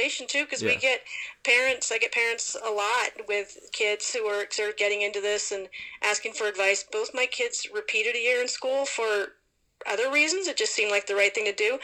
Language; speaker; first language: English; native; English